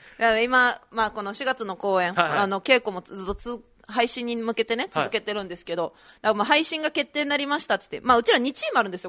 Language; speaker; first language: Japanese; native; Japanese